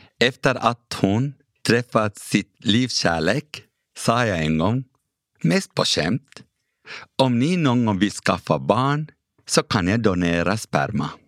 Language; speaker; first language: Swedish; early bilingual, other home language; Kurdish